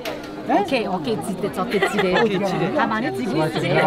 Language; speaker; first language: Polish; non-native, learner; Korean